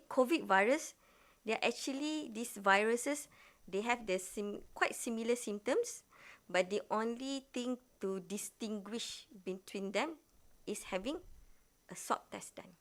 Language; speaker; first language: English; non-native, local second language; Malay